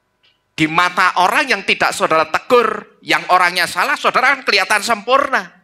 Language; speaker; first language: Indonesian; native; Indonesian